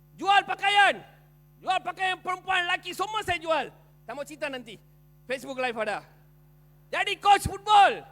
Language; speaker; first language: Malay; non-native, local second language; Tamil